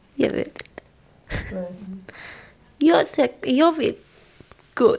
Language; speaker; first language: Swedish; non-native, learner; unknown